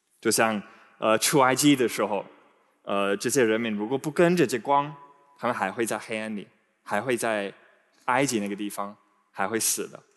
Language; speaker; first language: Chinese; non-native, fluent; English